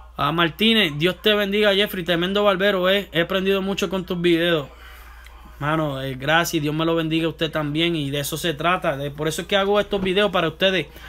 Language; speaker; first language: Spanish; native; Spanish